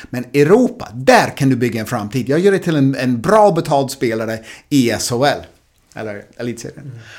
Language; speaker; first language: Swedish; non-native, fluent; English